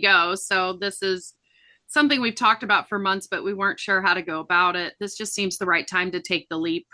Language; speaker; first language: English; native; English